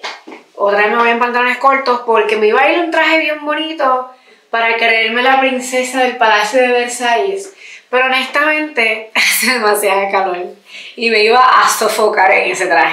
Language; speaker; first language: Spanish; native; Spanish